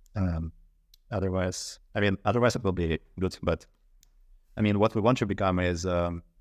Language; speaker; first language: English; non-native, fluent; Russian